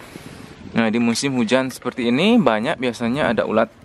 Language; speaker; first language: Indonesian; native; Indonesian